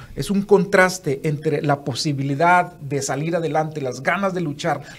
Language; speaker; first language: Spanish; native; Spanish